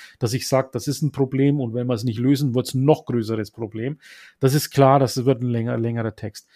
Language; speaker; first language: German; early bilingual, other home language; Turkish